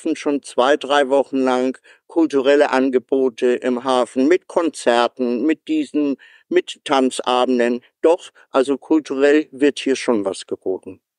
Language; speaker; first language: German; native; German